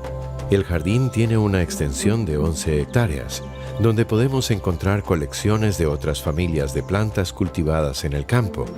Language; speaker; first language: Spanish; native; Spanish